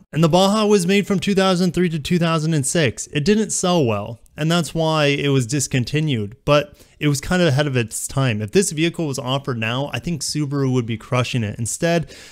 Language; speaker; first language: English; native; English